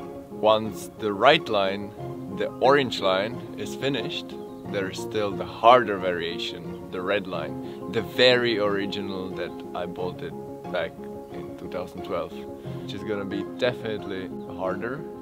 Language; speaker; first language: English; non-native, fluent; Czech